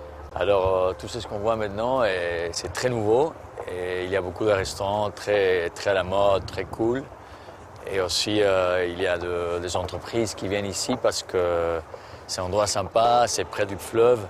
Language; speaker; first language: French; non-native, fluent; Spanish